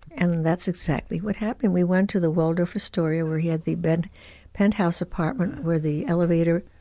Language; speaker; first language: English; early bilingual, other home language; Spanish